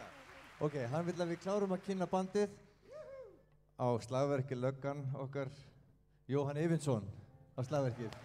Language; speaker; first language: Icelandic; native; Icelandic